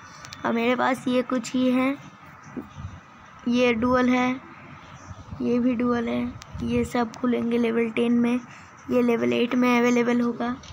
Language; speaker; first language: Hindi; non-native, local second language; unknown